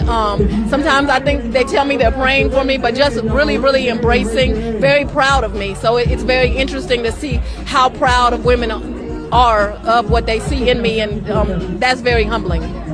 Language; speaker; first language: English; native; English